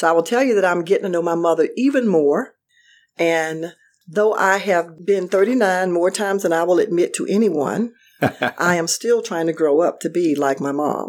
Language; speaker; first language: English; native; English